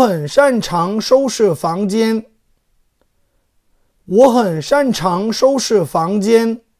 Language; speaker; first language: Chinese; non-native, fluent; Korean